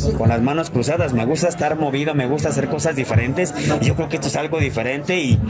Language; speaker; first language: Spanish; native; Spanish